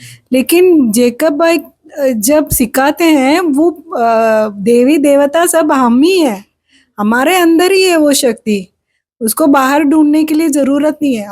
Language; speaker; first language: Hindi; non-native, local second language; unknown